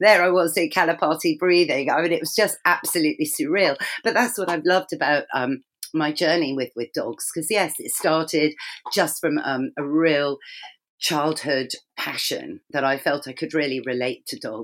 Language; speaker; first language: English; native; English